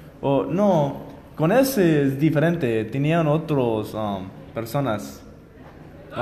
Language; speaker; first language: Spanish; non-native, learner; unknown